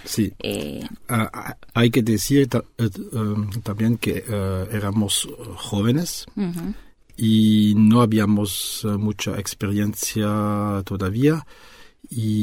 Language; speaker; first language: Spanish; non-native, fluent; French